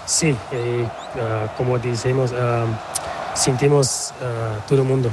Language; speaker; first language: Spanish; non-native, local second language; Portuguese